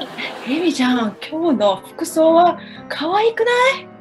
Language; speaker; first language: Japanese; non-native, fluent; Cantonese